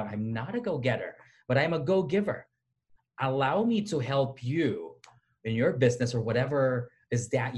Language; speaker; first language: English; non-native, local second language; Filipino